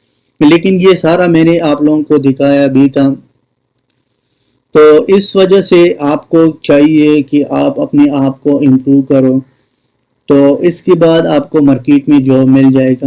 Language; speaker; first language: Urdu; non-native, local second language; Pashto